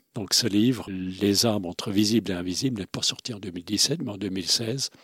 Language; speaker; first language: French; non-native, fluent; Swiss German